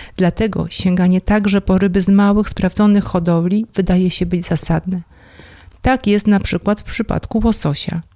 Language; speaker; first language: Polish; native; Polish